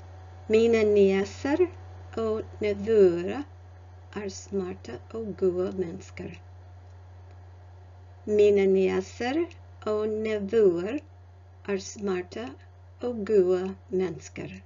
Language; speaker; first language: Norwegian; non-native, learner; English